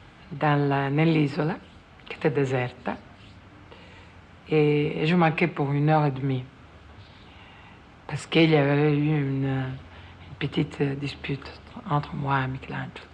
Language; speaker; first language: French; non-native, fluent; Italian